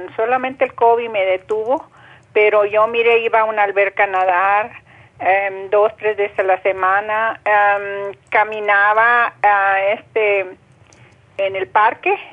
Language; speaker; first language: Spanish; native; Spanish